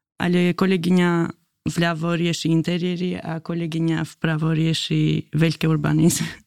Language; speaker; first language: Slovak; non-native, fluent; Albanian